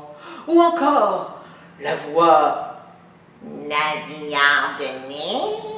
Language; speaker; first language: French; native; French